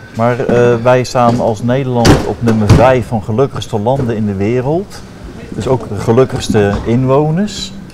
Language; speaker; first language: Dutch; native; Dutch